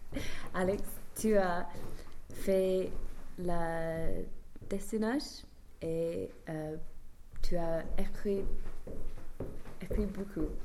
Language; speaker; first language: French; non-native, learner; English